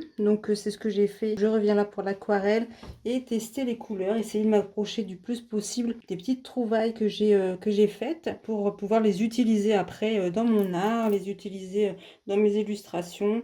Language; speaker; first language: French; native; French